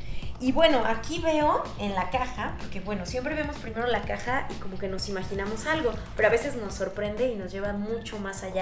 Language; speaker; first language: Spanish; native; Spanish